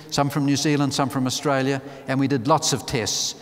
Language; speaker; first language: English; native; English